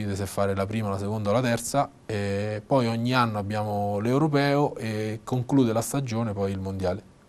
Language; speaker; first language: Italian; native; Italian